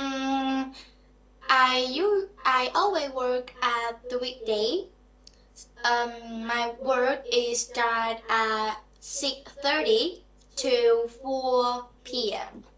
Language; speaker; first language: English; non-native, learner; Vietnamese